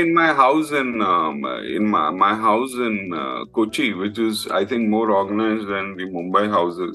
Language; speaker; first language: English; non-native, local second language; Malayalam